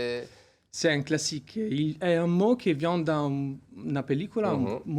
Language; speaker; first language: French; non-native, learner; Italian